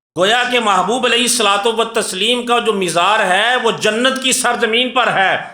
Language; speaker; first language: Urdu; non-native, local second language; Punjabi